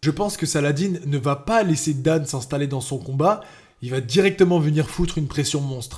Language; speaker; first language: French; native; French